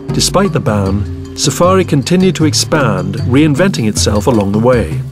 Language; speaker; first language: English; native; English